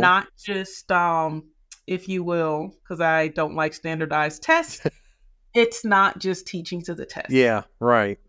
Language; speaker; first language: English; native; English